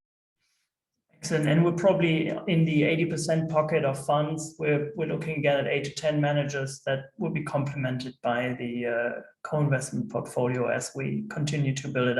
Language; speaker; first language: English; non-native, fluent; German